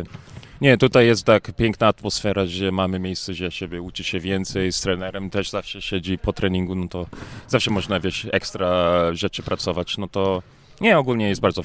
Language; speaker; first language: Polish; early bilingual, heritage; English